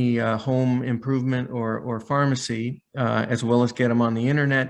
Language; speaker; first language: English; native; English